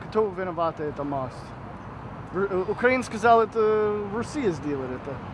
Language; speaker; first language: Russian; non-native, learner; English